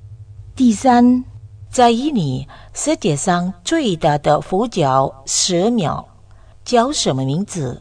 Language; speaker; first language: Chinese; non-native, learner; Indonesian